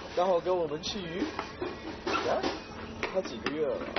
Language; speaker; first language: Chinese; non-native, learner; English